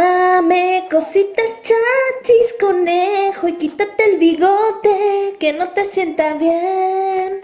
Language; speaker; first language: Spanish; native; Spanish